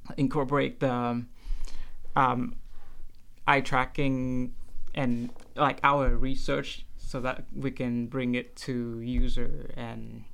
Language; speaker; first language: English; non-native, fluent; Vietnamese